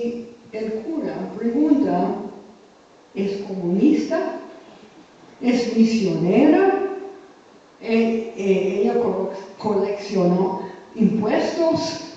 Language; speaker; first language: Spanish; non-native, fluent; English